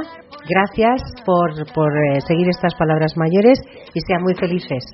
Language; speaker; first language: Spanish; native; Spanish